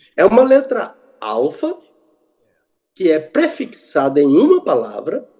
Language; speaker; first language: Portuguese; native; Portuguese